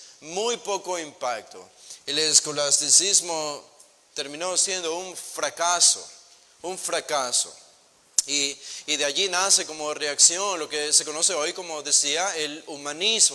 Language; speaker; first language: Spanish; native; Spanish